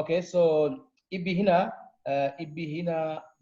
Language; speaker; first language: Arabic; non-native, fluent; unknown